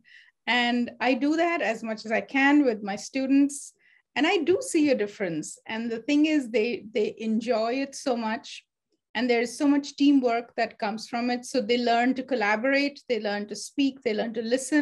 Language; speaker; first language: English; non-native, local second language; Hindi